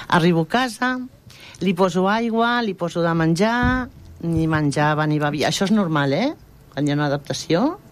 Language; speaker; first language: Catalan; non-native, local second language; Spanish